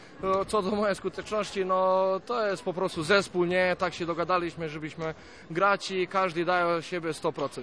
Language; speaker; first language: Polish; non-native, fluent; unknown